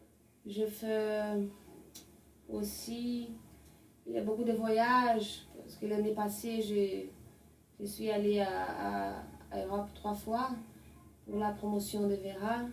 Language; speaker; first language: French; non-native, learner; Portuguese